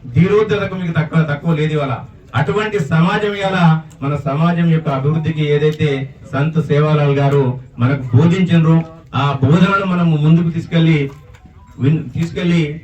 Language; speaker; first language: Telugu; native; Telugu